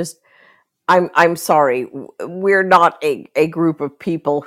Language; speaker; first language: English; native; English